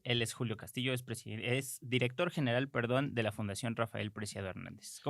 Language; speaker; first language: Spanish; native; Spanish